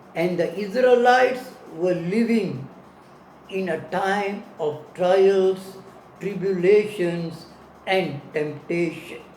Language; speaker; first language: English; non-native, local second language; Tamil